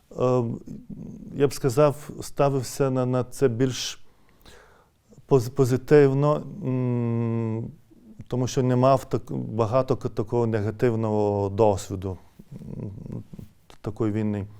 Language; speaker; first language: Ukrainian; non-native, fluent; Lithuanian